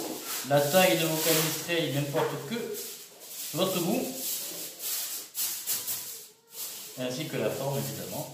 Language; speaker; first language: French; native; French